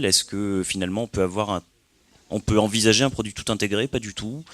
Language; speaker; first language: French; native; French